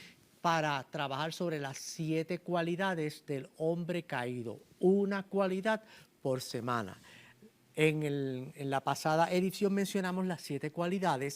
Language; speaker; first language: Spanish; native; Spanish